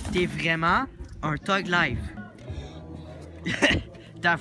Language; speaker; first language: French; native; French